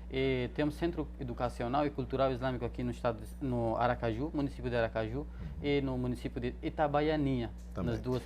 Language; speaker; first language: Portuguese; non-native, fluent; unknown